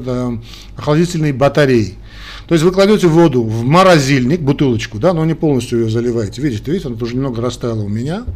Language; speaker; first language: Russian; non-native, local second language; Armenian